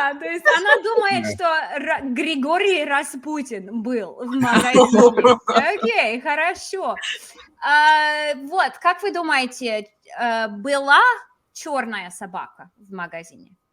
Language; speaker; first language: Russian; non-native, fluent; English